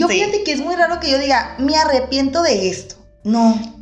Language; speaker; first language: Spanish; native; Spanish